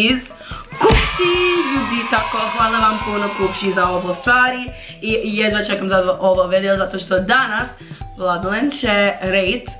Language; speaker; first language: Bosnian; non-native, learner; English